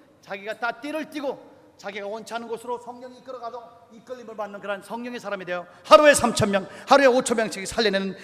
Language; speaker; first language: Korean; native; Korean